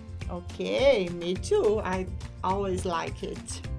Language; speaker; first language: English; non-native, fluent; Portuguese